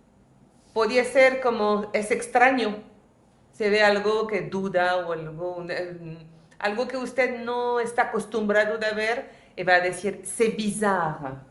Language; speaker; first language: Spanish; non-native, fluent; French